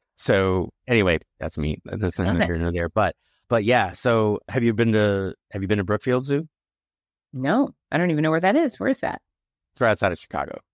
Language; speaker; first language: English; native; English